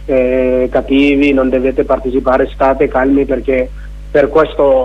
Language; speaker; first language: Italian; non-native, learner; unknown